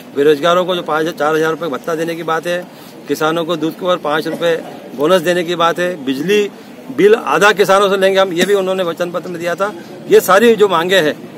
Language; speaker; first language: Hindi; native; Hindi